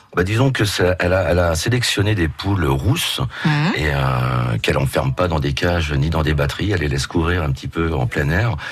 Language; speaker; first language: French; native; French